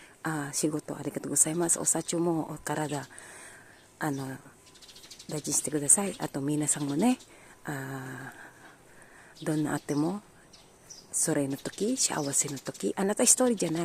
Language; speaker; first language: Japanese; non-native, learner; Filipino